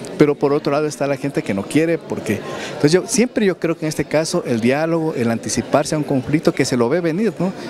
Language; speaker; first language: Spanish; native; Spanish